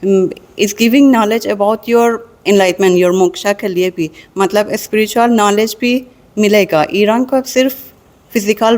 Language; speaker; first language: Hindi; non-native, learner; Persian